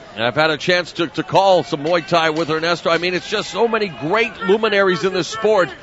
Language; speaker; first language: English; native; English